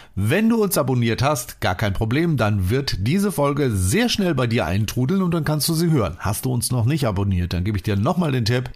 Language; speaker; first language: German; native; German